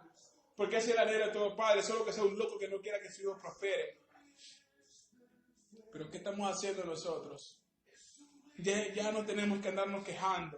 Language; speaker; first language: Spanish; native; Spanish